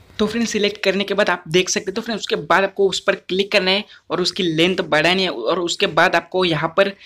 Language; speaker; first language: Hindi; non-native, local second language; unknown